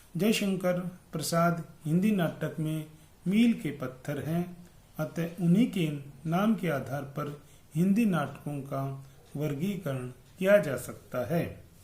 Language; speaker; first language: Hindi; native; Hindi